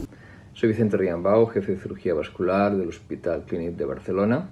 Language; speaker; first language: Spanish; native; Spanish